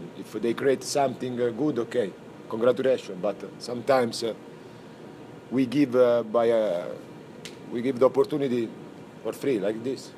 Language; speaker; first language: English; non-native, fluent; Italian